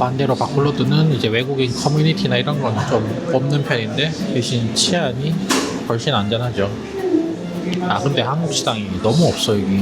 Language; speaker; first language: Korean; native; Korean